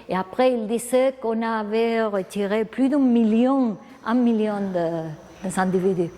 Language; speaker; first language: French; non-native, fluent; Spanish